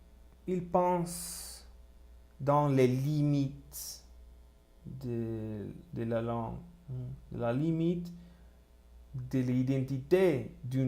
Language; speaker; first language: French; non-native, learner; Spanish